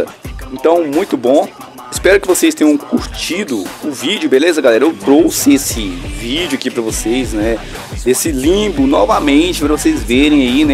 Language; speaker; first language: Portuguese; native; Portuguese